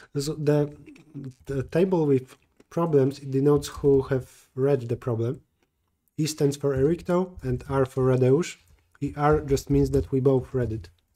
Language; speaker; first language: English; non-native, fluent; Polish